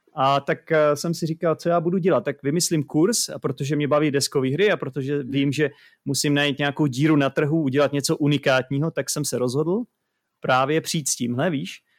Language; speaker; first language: Czech; native; Czech